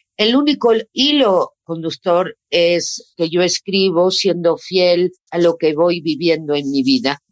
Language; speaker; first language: Spanish; native; Spanish